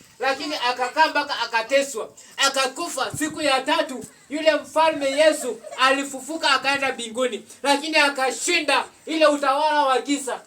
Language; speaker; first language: Swahili; non-native, local second language; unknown